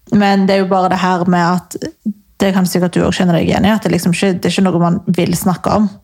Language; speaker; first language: Norwegian; native; Norwegian